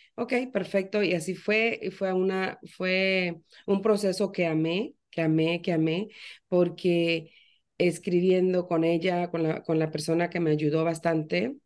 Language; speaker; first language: Spanish; native; Spanish